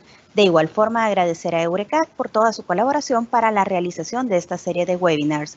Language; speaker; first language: Spanish; native; Spanish